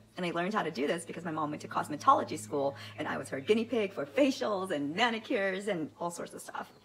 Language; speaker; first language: English; native; English